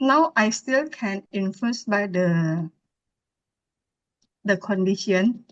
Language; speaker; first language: English; non-native, learner; Indonesian